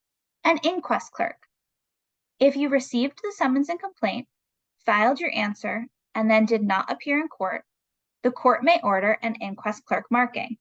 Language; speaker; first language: English; native; English